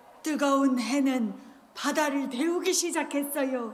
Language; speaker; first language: Korean; native; Korean